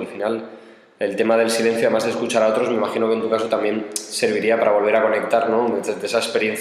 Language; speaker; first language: Spanish; native; Spanish